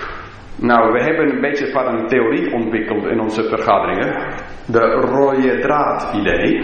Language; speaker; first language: Dutch; non-native, fluent; English